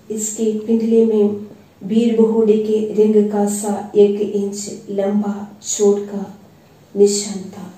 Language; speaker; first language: Hindi; non-native, local second language; Malayalam